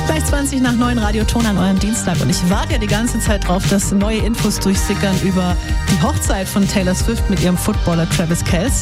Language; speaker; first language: German; native; German